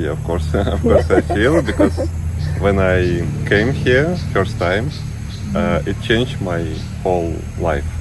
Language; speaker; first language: English; non-native, learner; Russian